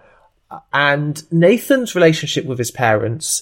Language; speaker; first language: English; native; English